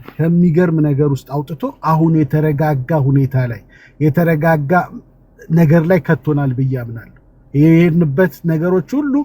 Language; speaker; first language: Amharic; native; Amharic